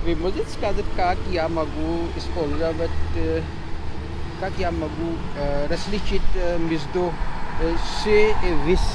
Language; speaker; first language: Russian; non-native, learner; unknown